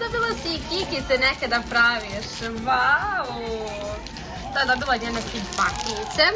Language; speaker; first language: Bosnian; native; Bosnian